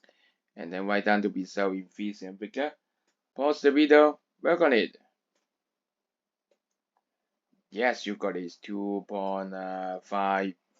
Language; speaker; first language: English; non-native, fluent; Chinese